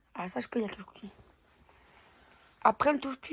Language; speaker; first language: French; native; French